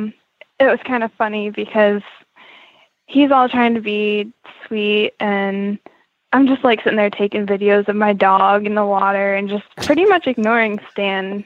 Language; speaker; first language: English; native; English